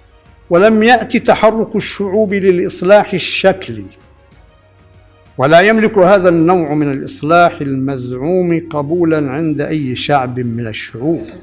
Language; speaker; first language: Arabic; native; Arabic